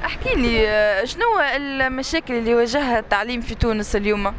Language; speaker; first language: Arabic; native; Arabic